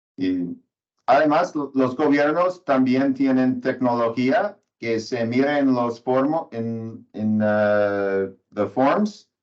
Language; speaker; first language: Spanish; non-native, learner; English